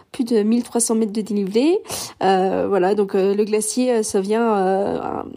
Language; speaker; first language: French; early bilingual, other home language; English